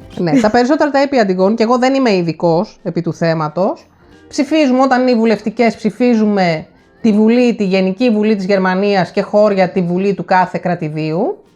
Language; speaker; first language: Greek; early bilingual, heritage; Greek